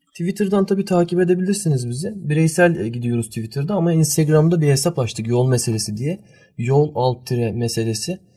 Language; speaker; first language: Turkish; early bilingual, heritage; Turkish